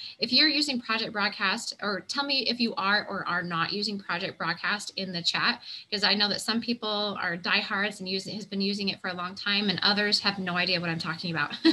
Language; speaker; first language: English; native; English